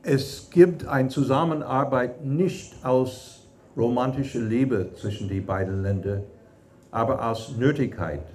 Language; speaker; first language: German; non-native, fluent; English